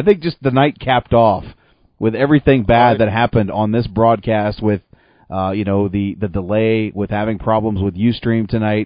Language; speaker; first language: English; native; English